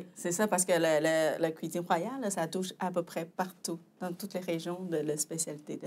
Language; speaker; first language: French; non-native, fluent; Chinese